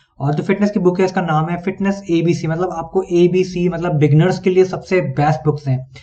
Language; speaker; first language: Hindi; native; Hindi